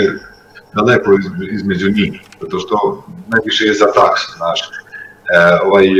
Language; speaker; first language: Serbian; non-native, local second language; Albanian